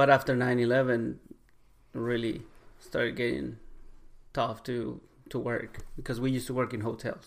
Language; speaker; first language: English; non-native, fluent; Spanish